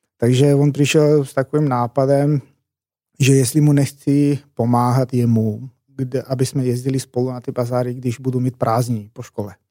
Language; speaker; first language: Czech; non-native, fluent; Macedonian